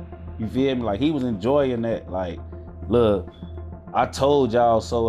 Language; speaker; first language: English; native; English